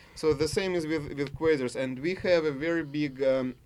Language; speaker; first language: English; non-native, fluent; Russian